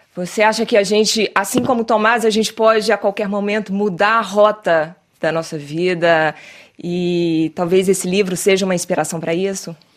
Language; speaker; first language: Portuguese; native; Portuguese